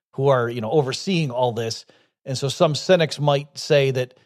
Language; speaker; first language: English; native; English